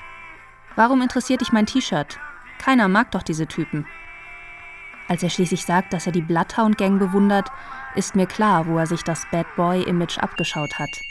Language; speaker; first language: German; native; German